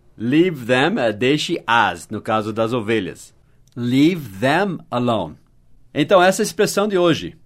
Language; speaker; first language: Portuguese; non-native, fluent; English